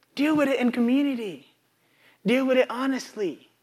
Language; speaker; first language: English; non-native, local second language; Akan